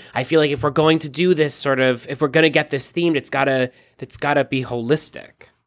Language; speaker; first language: English; native; English